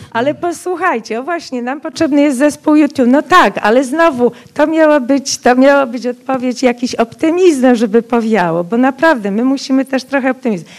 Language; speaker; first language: Polish; non-native, local second language; Rusyn